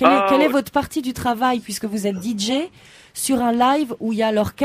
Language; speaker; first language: French; native; French